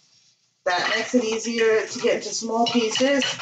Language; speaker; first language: English; native; English